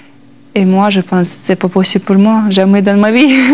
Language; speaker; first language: French; non-native, learner; Russian